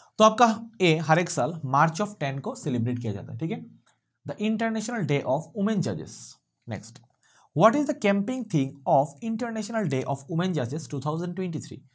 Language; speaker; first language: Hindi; non-native, local second language; Bangla